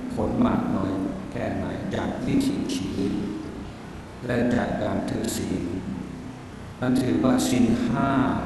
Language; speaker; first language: Thai; non-native, fluent; English